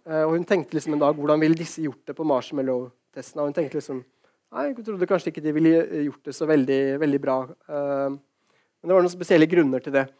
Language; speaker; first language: Norwegian; native; Norwegian